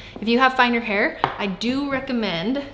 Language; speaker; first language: English; native; English